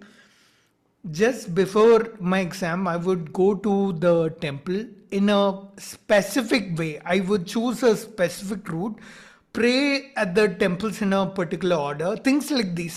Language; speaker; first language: English; non-native, local second language; Malayalam